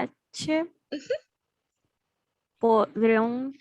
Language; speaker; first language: Polish; non-native, learner; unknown